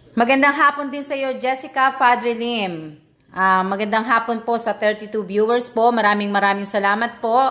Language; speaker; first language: Filipino; native; Filipino